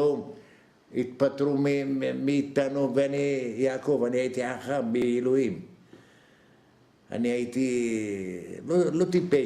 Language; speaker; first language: Hebrew; non-native, fluent; Arabic